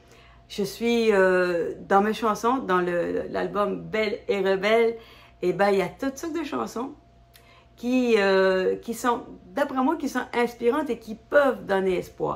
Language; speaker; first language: French; native; French